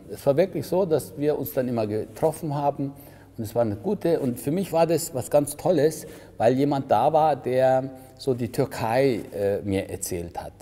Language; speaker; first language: German; early bilingual, other home language; Turkish